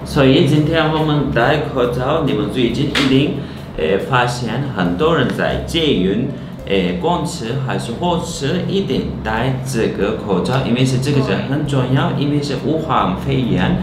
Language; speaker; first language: Chinese; non-native, learner; Turkish